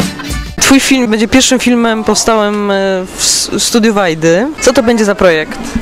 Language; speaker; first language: Polish; native; Polish